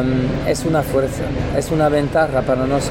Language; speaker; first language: Spanish; non-native, learner; French